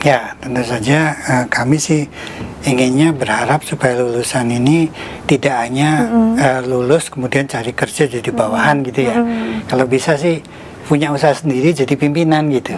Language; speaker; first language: Indonesian; native; Indonesian